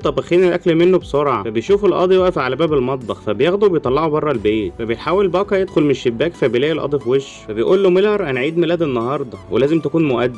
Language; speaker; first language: Arabic; native; Arabic